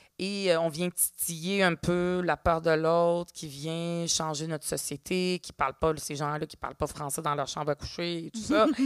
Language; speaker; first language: French; early bilingual, other home language; Arabic